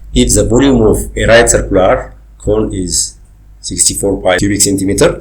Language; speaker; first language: English; non-native, local second language; Amharic